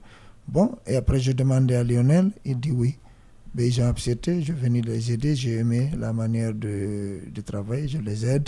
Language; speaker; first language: French; non-native, learner; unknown